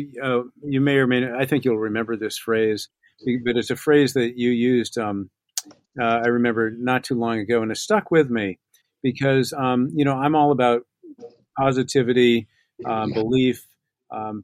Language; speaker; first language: English; native; English